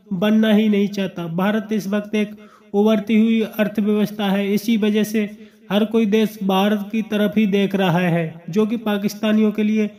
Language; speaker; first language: Hindi; native; Hindi